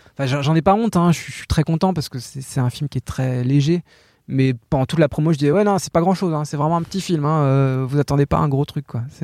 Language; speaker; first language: French; native; French